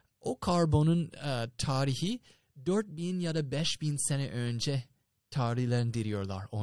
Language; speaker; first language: Turkish; non-native, fluent; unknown